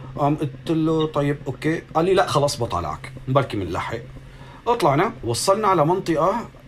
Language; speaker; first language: Arabic; native; Arabic